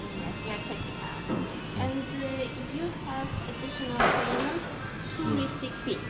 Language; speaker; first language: English; non-native, fluent; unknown